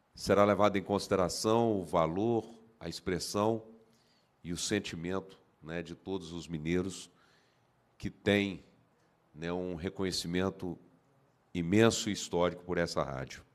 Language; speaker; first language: Portuguese; native; Portuguese